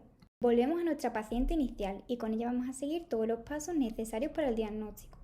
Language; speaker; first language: Spanish; native; Spanish